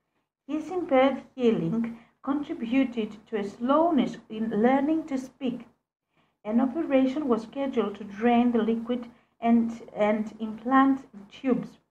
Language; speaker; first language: English; non-native, fluent; Greek